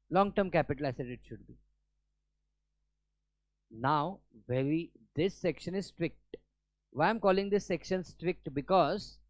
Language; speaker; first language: English; non-native, local second language; Hindi